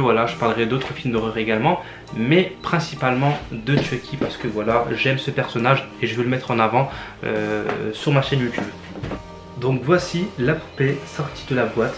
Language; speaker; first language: French; native; French